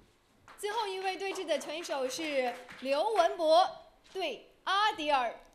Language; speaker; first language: Chinese; native; Chinese